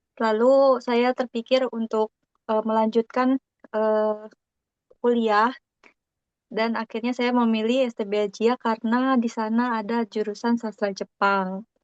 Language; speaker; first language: Indonesian; native; Indonesian